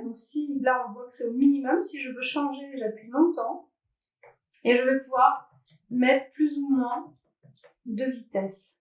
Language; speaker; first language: French; native; French